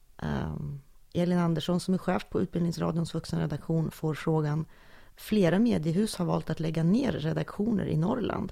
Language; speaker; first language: Swedish; native; Swedish